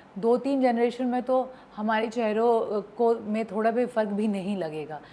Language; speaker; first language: Hindi; native; Hindi